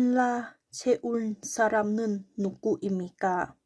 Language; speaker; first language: Korean; non-native, learner; Thai